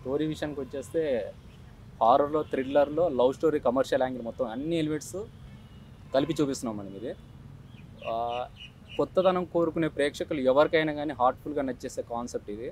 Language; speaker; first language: Telugu; native; Telugu